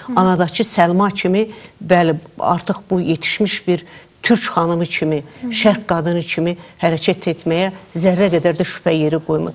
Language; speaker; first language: Azerbaijani; native; Azerbaijani